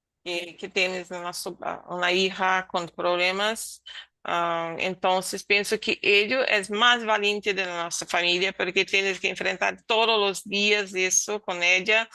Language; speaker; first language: Spanish; non-native, learner; Portuguese